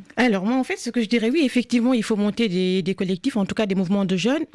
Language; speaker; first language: French; non-native, local second language; Wolof